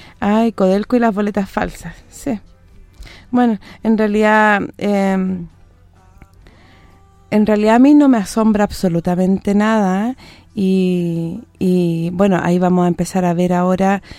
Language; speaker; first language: Spanish; native; Spanish